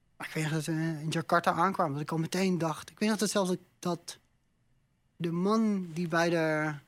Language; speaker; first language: Dutch; native; Dutch